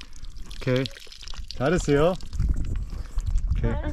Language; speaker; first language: Korean; early bilingual, heritage; Korean